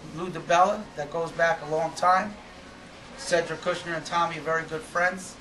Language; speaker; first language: English; native; English